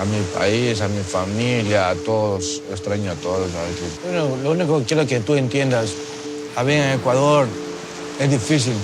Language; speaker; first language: Spanish; native; Spanish